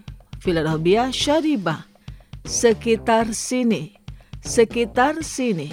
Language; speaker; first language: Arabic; non-native, fluent; Indonesian